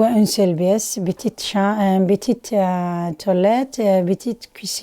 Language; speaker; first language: French; non-native, learner; Somali